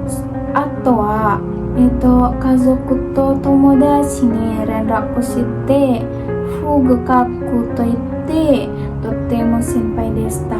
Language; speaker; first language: Japanese; non-native, learner; Indonesian